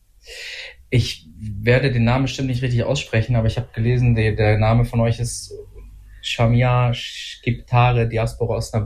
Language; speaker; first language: German; native; German